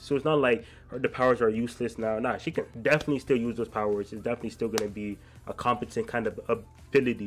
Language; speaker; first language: English; native; English